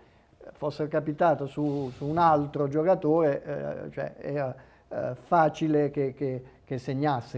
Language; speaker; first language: Italian; native; Italian